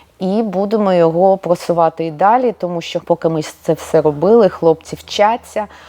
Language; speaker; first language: Ukrainian; non-native, local second language; Russian